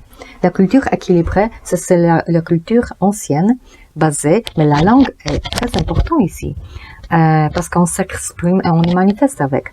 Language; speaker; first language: French; non-native, learner; Polish